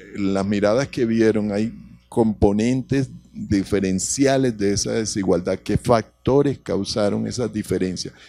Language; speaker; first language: Spanish; native; Spanish